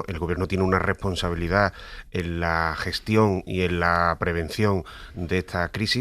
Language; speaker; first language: Spanish; native; Spanish